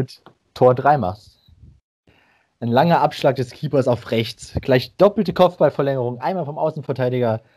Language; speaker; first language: German; native; German